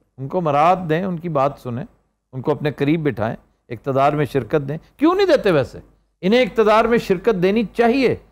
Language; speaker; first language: Urdu; non-native, local second language; Punjabi